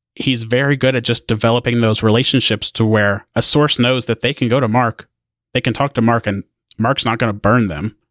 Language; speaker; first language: English; native; English